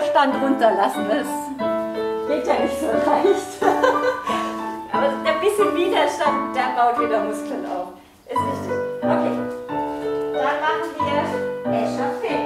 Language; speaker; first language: German; native; German